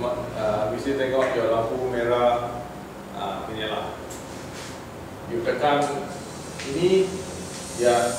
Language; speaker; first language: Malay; non-native, local second language; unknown